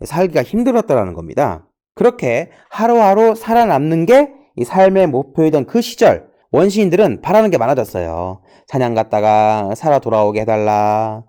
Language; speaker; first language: Korean; native; Korean